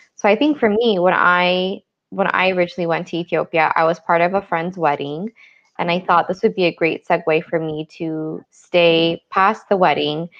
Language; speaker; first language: English; native; English